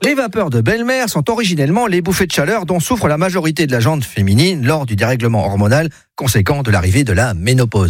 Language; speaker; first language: French; native; French